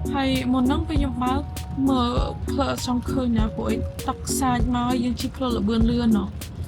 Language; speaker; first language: Khmer; early bilingual, heritage; Khmer